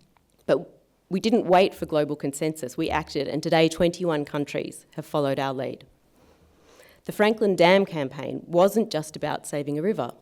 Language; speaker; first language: English; native; English